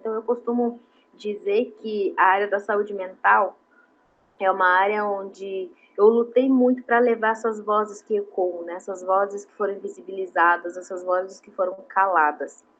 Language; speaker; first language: Portuguese; non-native, local second language; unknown